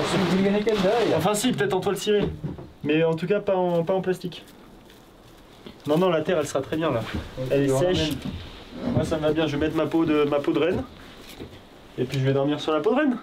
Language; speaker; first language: French; native; French